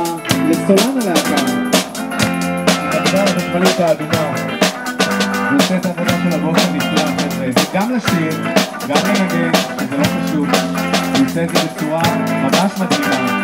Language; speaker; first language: Hebrew; native; Hebrew